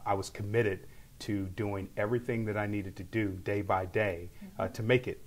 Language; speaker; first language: English; native; English